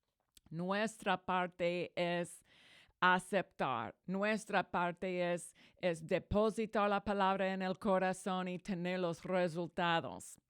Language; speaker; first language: Spanish; non-native, fluent; English